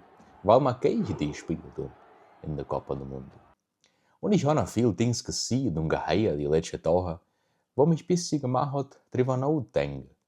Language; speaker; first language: German; early bilingual, heritage; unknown